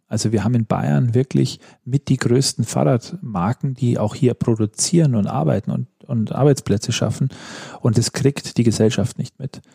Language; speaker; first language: German; native; German